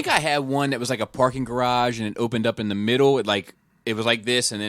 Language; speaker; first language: English; native; English